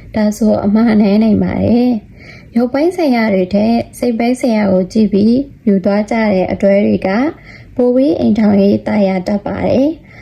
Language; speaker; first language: Burmese; non-native, local second language; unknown